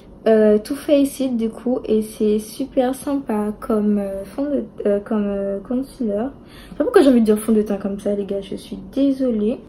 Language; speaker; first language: French; native; French